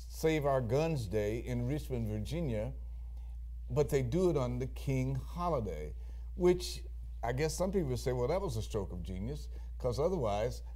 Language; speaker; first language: English; native; English